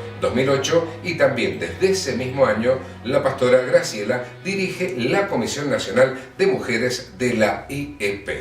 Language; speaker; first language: Spanish; native; Spanish